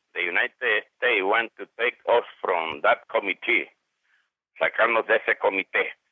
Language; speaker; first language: English; non-native, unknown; Spanish